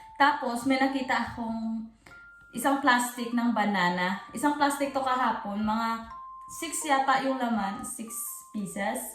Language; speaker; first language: Filipino; non-native, local second language; Hiligaynon